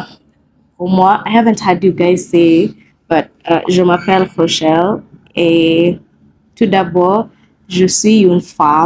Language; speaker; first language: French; non-native, learner; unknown